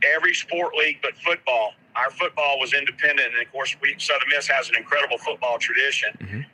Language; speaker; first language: English; native; English